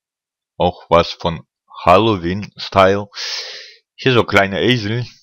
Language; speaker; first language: German; non-native, fluent; Russian